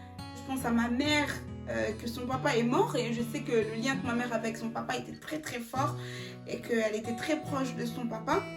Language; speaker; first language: French; early bilingual, other home language; Lingala